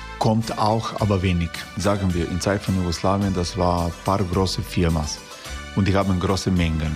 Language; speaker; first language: German; non-native, fluent; Croatian